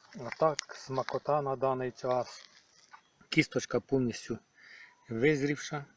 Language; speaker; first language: Ukrainian; native; Ukrainian